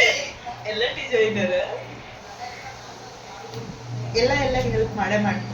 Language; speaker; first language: Kannada; non-native, fluent; Hindi